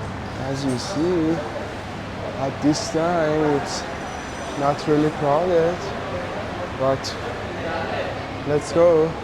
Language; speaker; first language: English; non-native, fluent; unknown